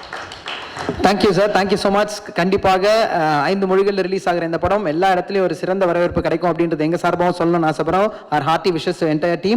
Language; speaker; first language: Tamil; native; Tamil